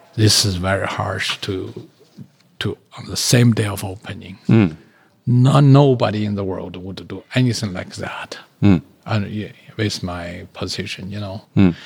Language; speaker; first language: English; non-native, learner; Chinese